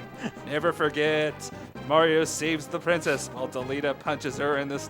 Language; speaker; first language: English; native; English